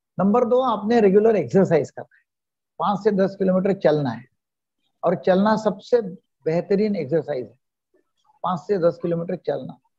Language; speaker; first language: Hindi; non-native, local second language; Marathi